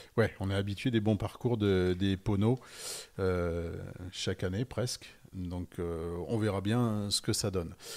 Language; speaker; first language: French; native; French